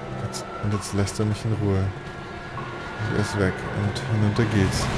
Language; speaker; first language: German; native; German